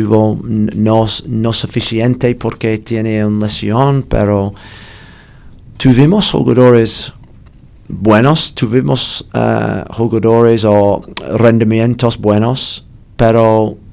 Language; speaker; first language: Spanish; non-native, learner; English